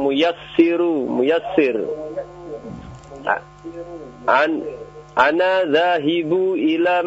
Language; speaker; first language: Arabic; non-native, learner; Indonesian